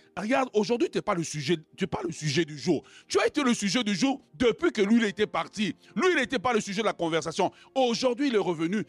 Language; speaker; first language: French; non-native, local second language; Lingala